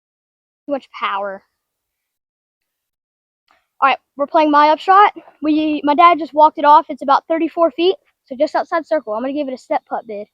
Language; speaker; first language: English; native; English